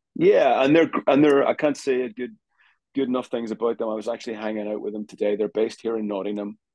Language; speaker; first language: English; native; English